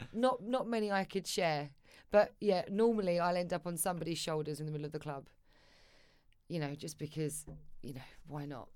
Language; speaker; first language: English; native; English